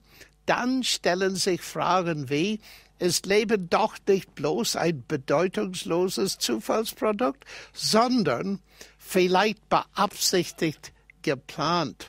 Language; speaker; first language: German; non-native, fluent; English